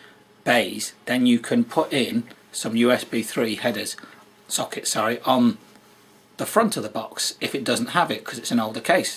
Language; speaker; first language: English; native; English